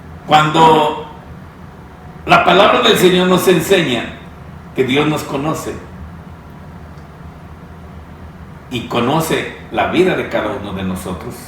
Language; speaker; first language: Spanish; native; Spanish